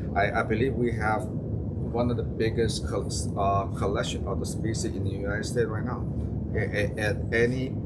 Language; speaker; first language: English; non-native, fluent; Chinese